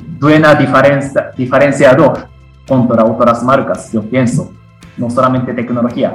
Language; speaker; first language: Spanish; non-native, fluent; Japanese